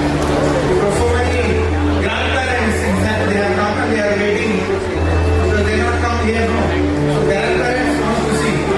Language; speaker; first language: English; non-native, local second language; Telugu